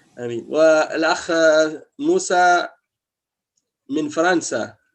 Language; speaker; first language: Arabic; non-native, fluent; French